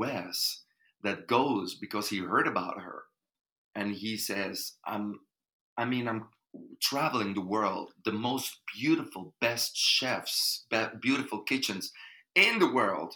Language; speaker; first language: English; non-native, fluent; Dutch